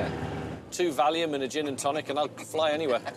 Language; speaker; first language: English; native; English